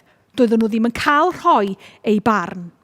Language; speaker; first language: Welsh; native; Welsh